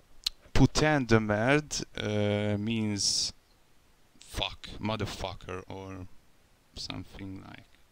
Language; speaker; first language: English; non-native, learner; Hungarian